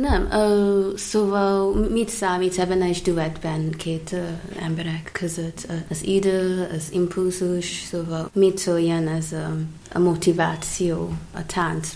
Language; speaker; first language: Hungarian; non-native, fluent; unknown